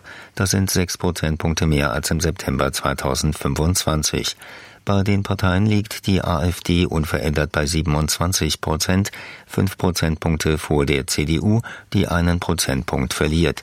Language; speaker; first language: German; native; German